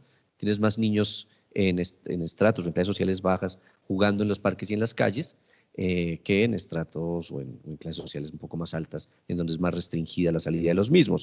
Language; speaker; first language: Spanish; native; Spanish